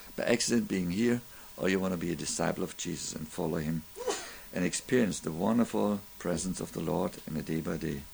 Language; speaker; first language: English; non-native, fluent; German